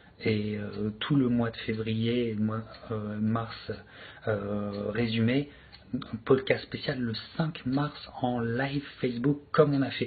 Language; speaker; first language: French; native; French